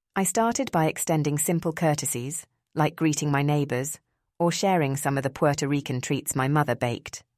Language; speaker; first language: English; early bilingual, other home language; Spanish